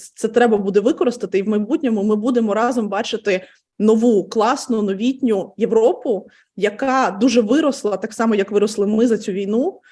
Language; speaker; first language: Ukrainian; native; Ukrainian